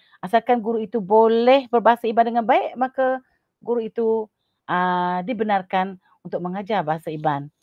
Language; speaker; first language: Malay; non-native, local second language; Iban